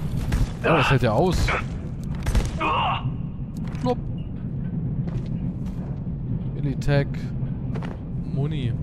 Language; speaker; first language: German; native; German